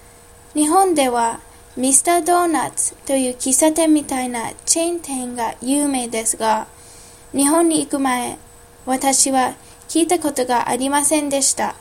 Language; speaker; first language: Japanese; non-native, learner; English